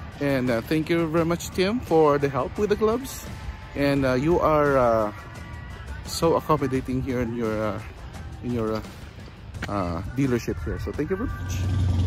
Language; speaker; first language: English; non-native, fluent; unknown